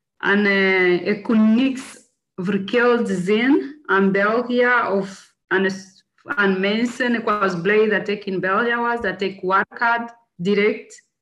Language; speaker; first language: Dutch; non-native, learner; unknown